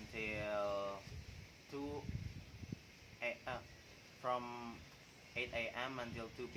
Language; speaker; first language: English; non-native, learner; Indonesian